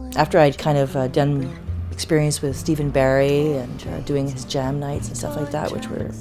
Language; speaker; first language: English; native; English